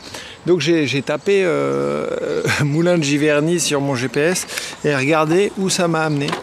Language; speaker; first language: French; native; French